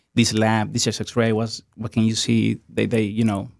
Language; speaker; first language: English; non-native, fluent; Spanish